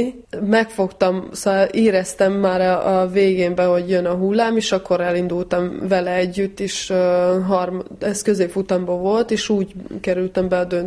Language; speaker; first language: Hungarian; early bilingual, heritage; Hungarian